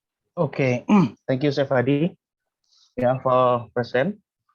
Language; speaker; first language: English; non-native, learner; Indonesian